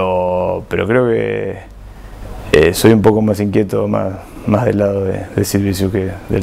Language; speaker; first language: Spanish; native; Spanish